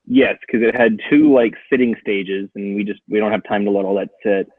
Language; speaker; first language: English; native; English